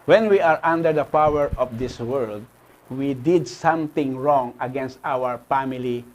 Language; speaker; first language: English; non-native, local second language; Filipino